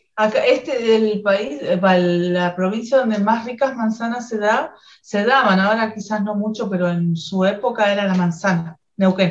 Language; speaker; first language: Spanish; native; Spanish